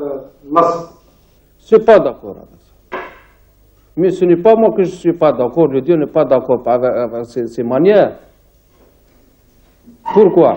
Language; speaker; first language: French; non-native, learner; Arabic